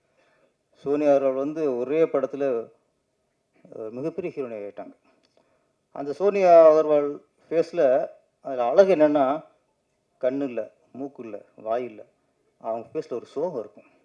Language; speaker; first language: Tamil; native; Tamil